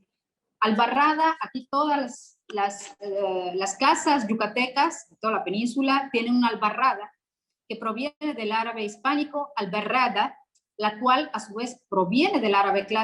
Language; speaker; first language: Spanish; non-native, fluent; Arabic